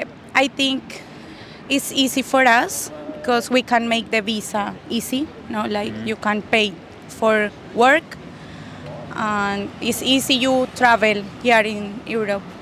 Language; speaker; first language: English; non-native, learner; Spanish